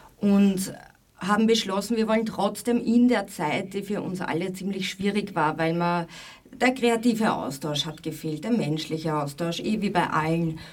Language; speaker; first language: German; native; German